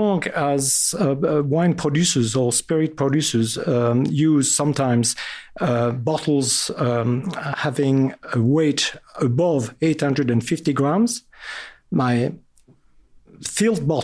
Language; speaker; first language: English; non-native, fluent; French